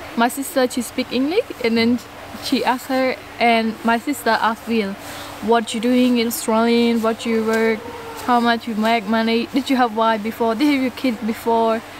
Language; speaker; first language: English; non-native, learner; Khmer